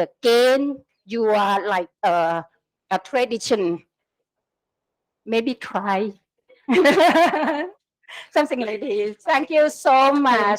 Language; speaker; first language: English; non-native, learner; Thai